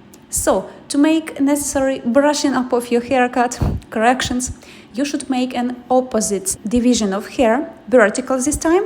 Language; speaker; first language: English; non-native, fluent; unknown